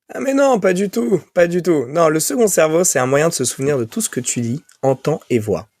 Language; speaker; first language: French; native; French